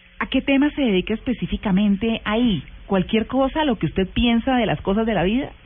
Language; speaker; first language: Spanish; native; Spanish